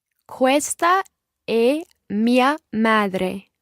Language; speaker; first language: Italian; non-native, learner; English